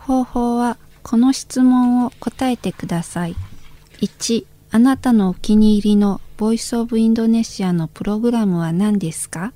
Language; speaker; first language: Japanese; non-native, fluent; Indonesian